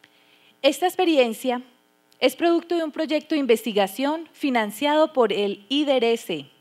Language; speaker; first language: Spanish; native; Spanish